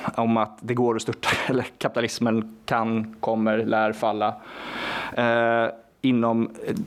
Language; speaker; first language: Swedish; non-native, fluent; Norwegian